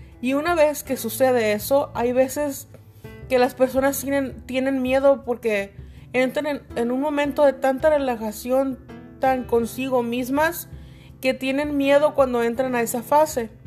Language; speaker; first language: Spanish; native; Spanish